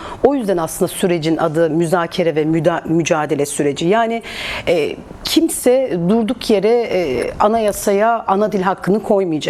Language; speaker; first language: Turkish; native; Turkish